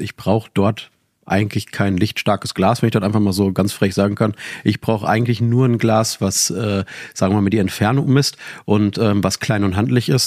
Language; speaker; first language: German; native; German